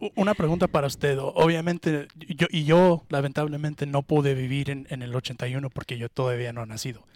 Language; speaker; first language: Spanish; early bilingual, heritage; Spanish